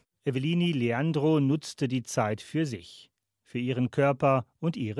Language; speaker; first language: German; native; German